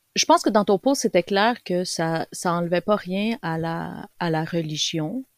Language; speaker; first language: French; early bilingual, other home language; Spanish